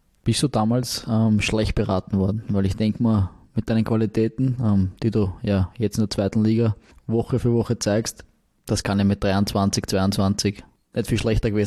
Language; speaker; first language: German; native; German